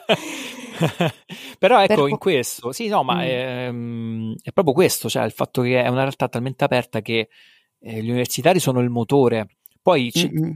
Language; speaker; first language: Italian; native; Italian